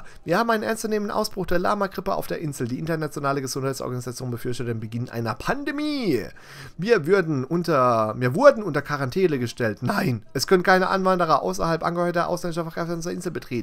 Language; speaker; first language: German; native; German